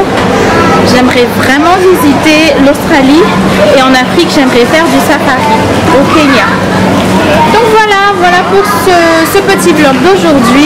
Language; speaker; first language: French; non-native, local second language; Malagasy